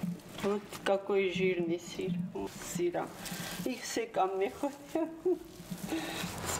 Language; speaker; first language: Russian; non-native, local second language; Ossetic